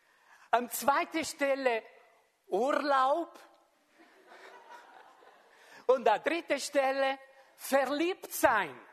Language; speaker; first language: German; non-native, fluent; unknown